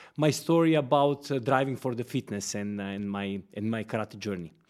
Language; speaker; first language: English; non-native, fluent; Serbian